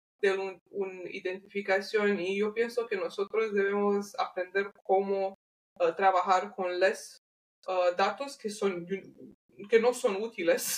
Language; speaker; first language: Spanish; non-native, learner; English